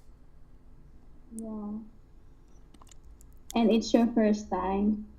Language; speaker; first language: English; non-native, learner; Filipino